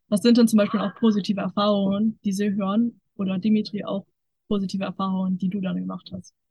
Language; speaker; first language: German; native; German